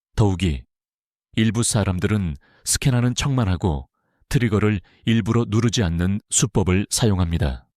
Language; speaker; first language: Korean; non-native, fluent; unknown